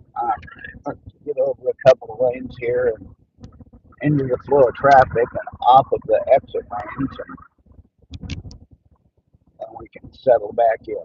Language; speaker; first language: English; native; English